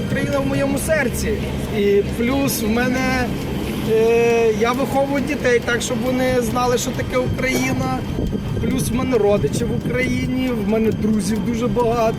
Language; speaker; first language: Ukrainian; non-native, local second language; Russian